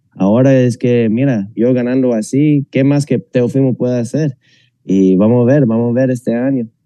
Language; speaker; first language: Spanish; non-native, fluent; English